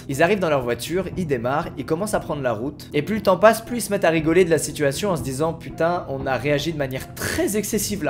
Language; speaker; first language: French; native; French